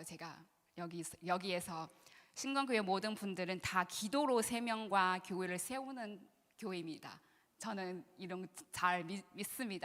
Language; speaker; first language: Korean; non-native, learner; Chinese